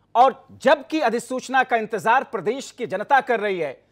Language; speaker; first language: Hindi; native; Hindi